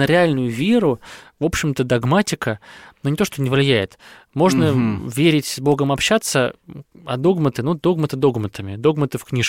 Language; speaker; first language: Russian; native; Russian